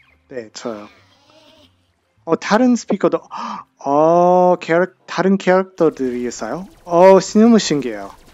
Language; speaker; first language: Korean; non-native, fluent; English